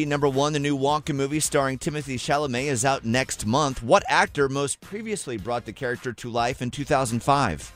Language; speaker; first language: English; native; English